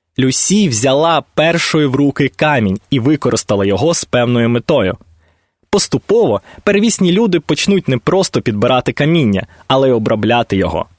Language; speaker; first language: Ukrainian; native; Ukrainian